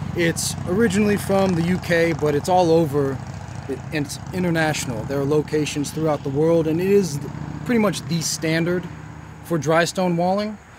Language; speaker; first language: English; native; English